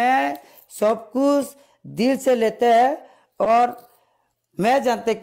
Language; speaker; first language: Hindi; non-native, learner; Bangla